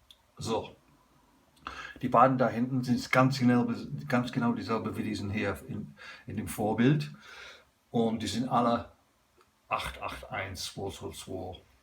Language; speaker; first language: German; non-native, learner; English